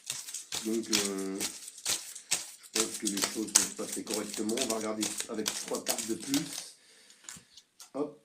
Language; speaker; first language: French; native; French